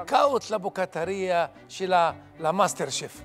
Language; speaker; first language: Romanian; non-native, fluent; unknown